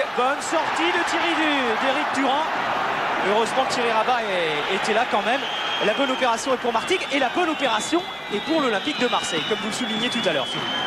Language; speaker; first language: French; native; French